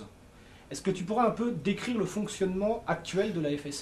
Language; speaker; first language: French; native; French